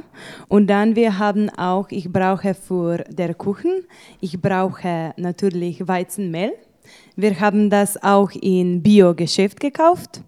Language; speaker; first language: German; non-native, learner; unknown